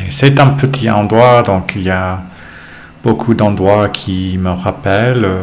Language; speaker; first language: French; non-native, fluent; English